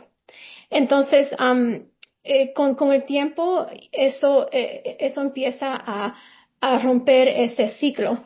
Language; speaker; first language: Spanish; early bilingual, heritage; Spanish